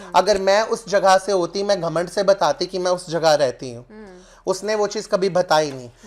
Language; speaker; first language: Hindi; non-native, local second language; Punjabi